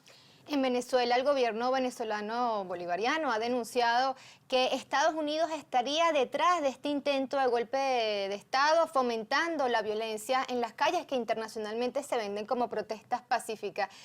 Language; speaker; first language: Spanish; native; Spanish